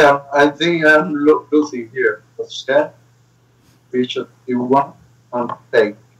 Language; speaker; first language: English; non-native, learner; Spanish